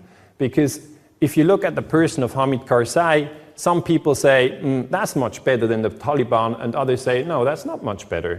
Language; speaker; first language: English; non-native, fluent; German